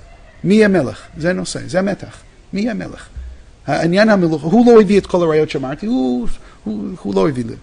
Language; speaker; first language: Hebrew; non-native, fluent; English